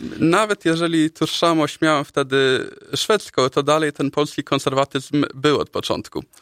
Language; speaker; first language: Polish; early bilingual, heritage; Polish